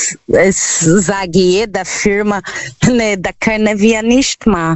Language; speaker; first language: German; non-native, learner; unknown